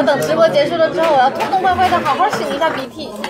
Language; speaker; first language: Chinese; native; Chinese